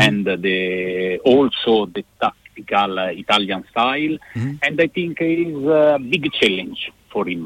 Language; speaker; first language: English; non-native, learner; Italian